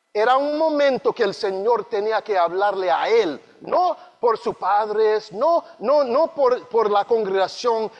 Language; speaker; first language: Spanish; non-native, learner; English